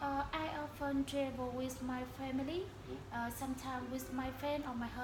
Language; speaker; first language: English; non-native, learner; Vietnamese